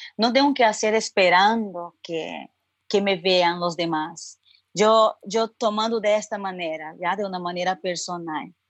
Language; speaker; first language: Spanish; non-native, fluent; Portuguese